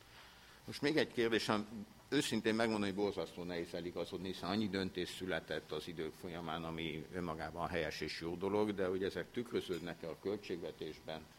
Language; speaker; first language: Hungarian; native; Hungarian